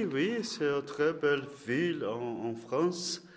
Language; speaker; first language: French; non-native, learner; Portuguese